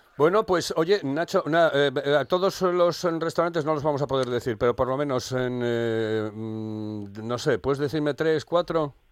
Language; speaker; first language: Spanish; native; Spanish